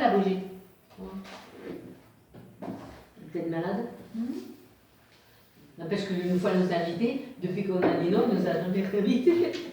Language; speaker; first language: French; native; French